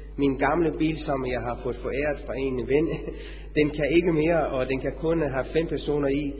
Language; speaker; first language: Danish; non-native, fluent; Persian